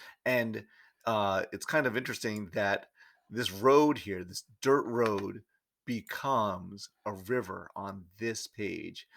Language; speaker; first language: English; native; English